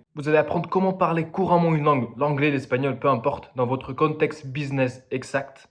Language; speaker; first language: French; non-native, fluent; Spanish